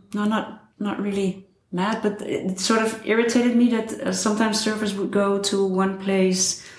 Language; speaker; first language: English; non-native, fluent; Dutch